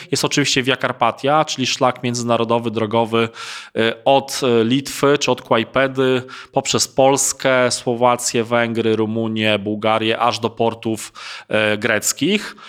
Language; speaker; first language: Polish; native; Polish